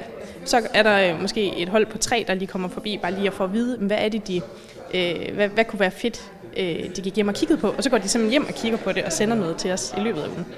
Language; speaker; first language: Danish; native; Danish